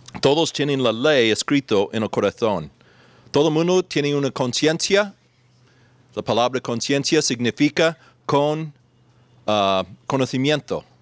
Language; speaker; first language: Spanish; non-native, fluent; English